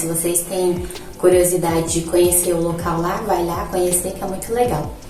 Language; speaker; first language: Portuguese; native; Portuguese